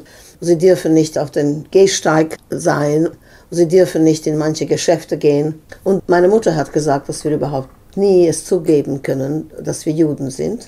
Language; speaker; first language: German; non-native, fluent; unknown